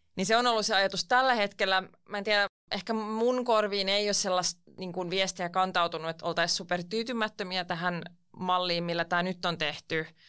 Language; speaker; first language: Finnish; non-native, local second language; Swedish